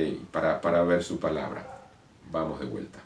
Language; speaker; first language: Spanish; native; Spanish